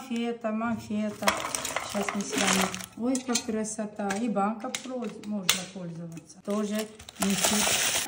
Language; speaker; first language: Russian; non-native, local second language; Armenian